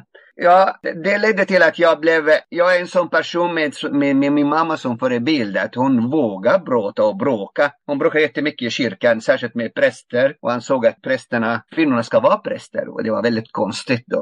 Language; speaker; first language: Swedish; non-native, fluent; Arabic